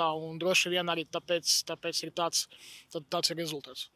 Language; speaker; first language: Latvian; non-native, local second language; Russian